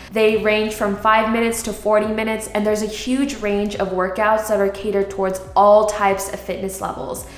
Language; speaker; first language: English; early bilingual, other home language; Korean